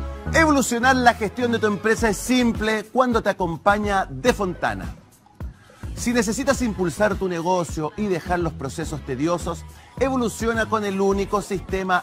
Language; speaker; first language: Spanish; native; Spanish